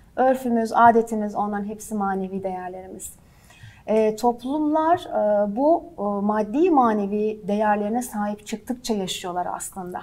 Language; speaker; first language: Turkish; native; Turkish